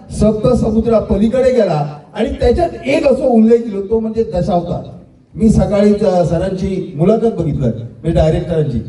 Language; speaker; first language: Marathi; native; Marathi